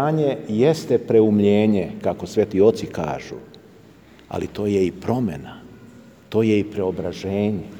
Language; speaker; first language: Serbian; native; Serbian